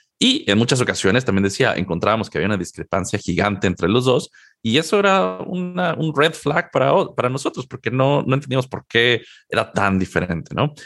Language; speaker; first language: Spanish; native; Spanish